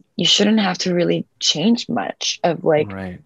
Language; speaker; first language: English; early bilingual, other home language; Spanish